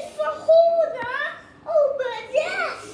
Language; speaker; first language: English; non-native, learner; Thai